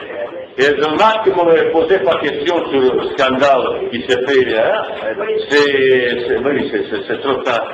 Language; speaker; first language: French; non-native, fluent; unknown